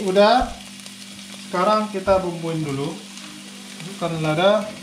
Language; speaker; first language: Indonesian; native; Indonesian